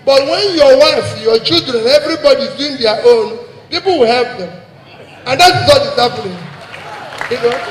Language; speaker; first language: English; non-native, local second language; Igbo